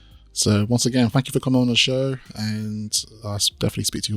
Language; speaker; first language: English; native; English